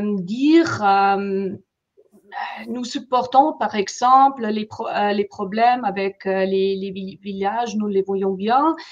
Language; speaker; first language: French; non-native, fluent; German